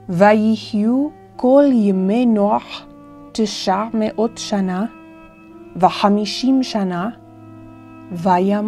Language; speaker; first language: Hebrew; non-native, fluent; English